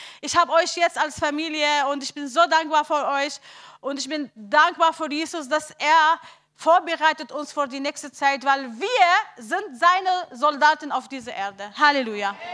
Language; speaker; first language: German; non-native, learner; Arabic